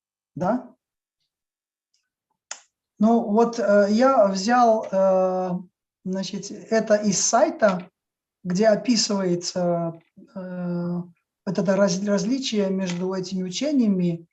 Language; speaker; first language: Russian; native; Russian